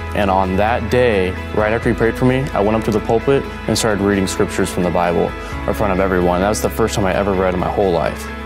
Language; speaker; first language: English; native; English